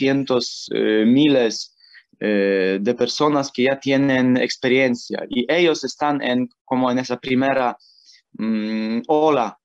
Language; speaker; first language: Spanish; non-native, learner; Ukrainian